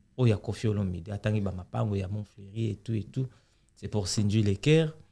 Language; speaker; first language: French; non-native, local second language; Lingala